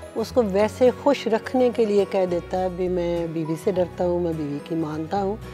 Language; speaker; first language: Urdu; early bilingual, heritage; Hindi